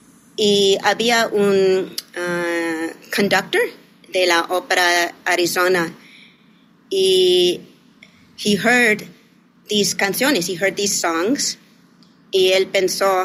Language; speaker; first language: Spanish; early bilingual, heritage; English